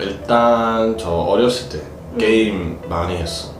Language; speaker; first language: Korean; non-native, fluent; English